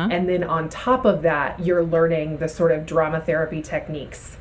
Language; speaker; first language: English; native; English